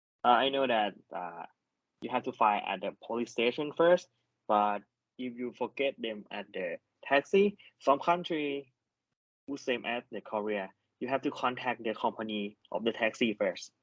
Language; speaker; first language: English; non-native, learner; Thai